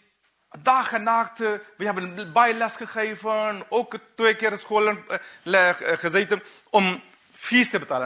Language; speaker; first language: Dutch; non-native, learner; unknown